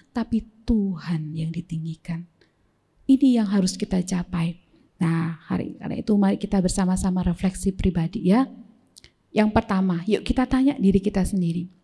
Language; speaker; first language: Indonesian; native; Indonesian